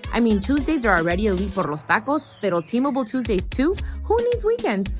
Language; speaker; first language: English; early bilingual, other home language; Spanish